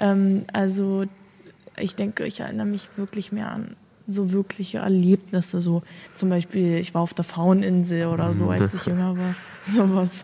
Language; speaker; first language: German; native; German